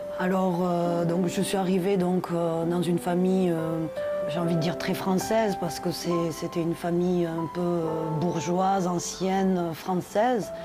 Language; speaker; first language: French; native; French